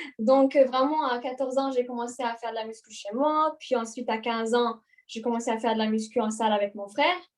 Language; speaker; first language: French; non-native, fluent; Hungarian